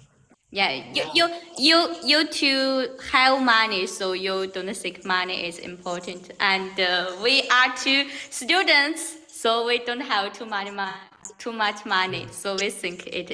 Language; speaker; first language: English; non-native, learner; Chinese